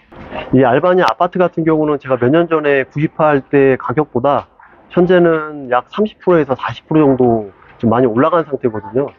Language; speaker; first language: Korean; native; Korean